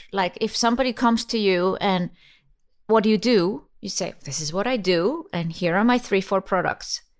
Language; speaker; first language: English; non-native, fluent; Icelandic